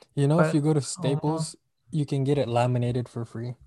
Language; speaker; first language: English; non-native, local second language; Malay